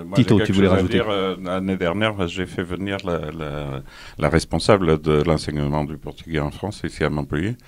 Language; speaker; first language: French; non-native, fluent; Portuguese